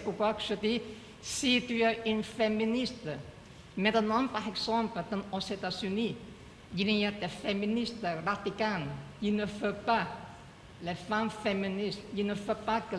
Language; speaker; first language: French; non-native, learner; Chinese